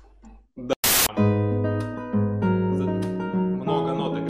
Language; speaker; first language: Russian; native; Russian